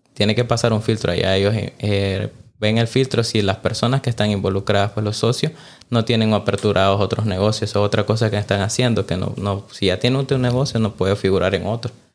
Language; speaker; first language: Spanish; native; Spanish